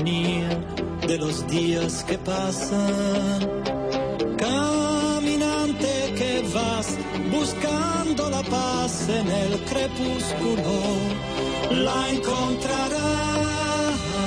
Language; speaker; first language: Spanish; native; Spanish